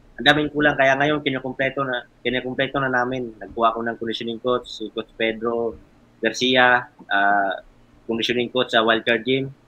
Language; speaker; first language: Filipino; native; Filipino